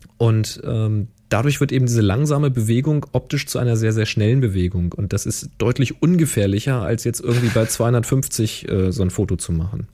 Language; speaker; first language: German; native; German